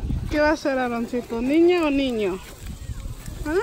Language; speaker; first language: Spanish; early bilingual, heritage; Spanish